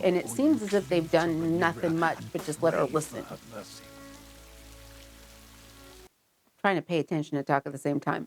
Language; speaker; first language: English; native; English